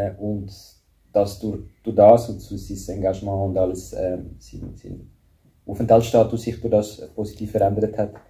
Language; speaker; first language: German; early bilingual, other home language; Spanish